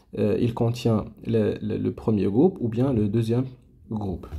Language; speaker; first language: French; non-native, local second language; Arabic